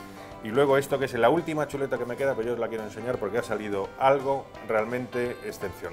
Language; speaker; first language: Spanish; native; Spanish